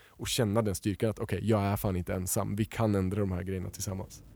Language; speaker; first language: Swedish; native; Swedish